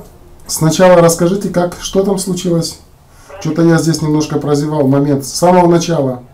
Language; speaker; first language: Russian; native; Russian